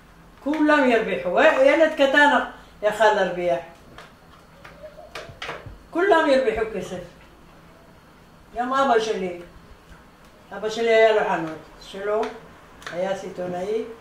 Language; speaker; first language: Hebrew; non-native, fluent; Arabic